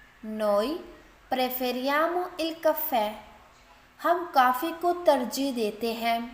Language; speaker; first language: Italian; non-native, fluent; Urdu